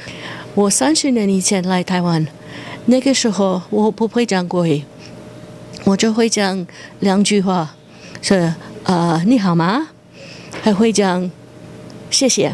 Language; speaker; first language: Chinese; non-native, fluent; English